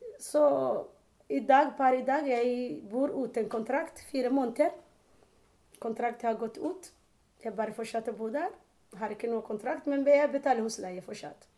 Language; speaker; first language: Norwegian; non-native, learner; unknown